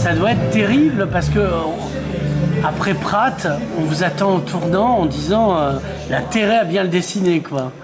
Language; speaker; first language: French; native; French